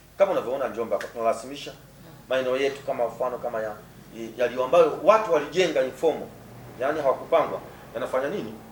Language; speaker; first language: Swahili; native; Swahili